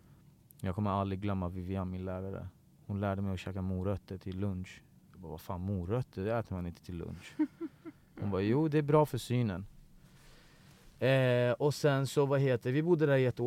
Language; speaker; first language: Swedish; early bilingual, other home language; Persian